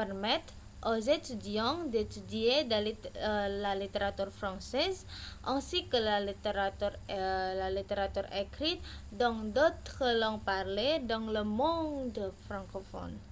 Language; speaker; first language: French; non-native, learner; Indonesian